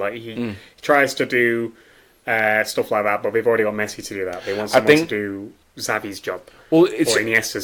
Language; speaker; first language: English; native; English